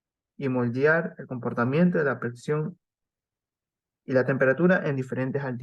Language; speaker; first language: Spanish; native; Spanish